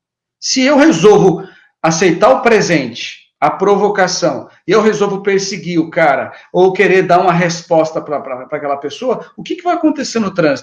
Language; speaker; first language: Portuguese; native; Portuguese